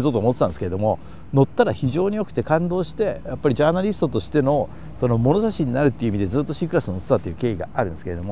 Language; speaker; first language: Japanese; native; Japanese